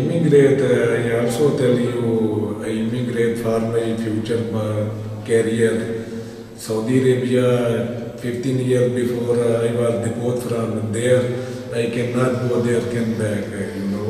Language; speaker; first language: English; non-native, learner; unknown